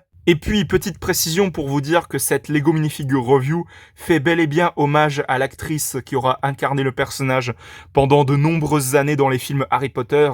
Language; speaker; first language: French; native; French